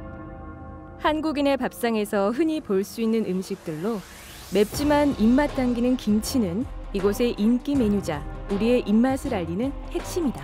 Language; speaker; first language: Korean; native; Korean